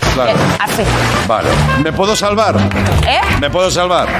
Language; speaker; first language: Spanish; native; Spanish